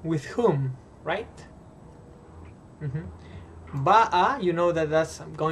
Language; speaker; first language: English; non-native, fluent; Spanish